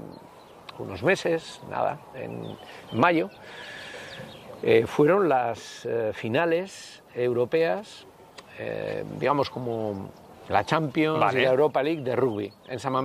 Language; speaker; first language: Spanish; native; Spanish